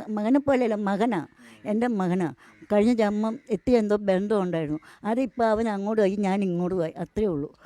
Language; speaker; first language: Malayalam; non-native, local second language; Tamil